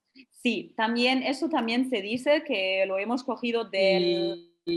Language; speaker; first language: Spanish; non-native, fluent; German